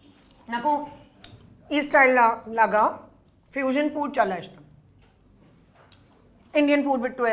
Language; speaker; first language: Telugu; non-native, fluent; Hindi